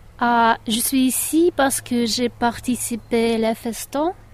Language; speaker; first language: French; non-native, learner; Russian